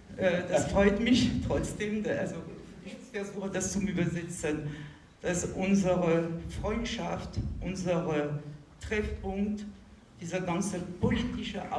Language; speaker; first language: German; non-native, fluent; French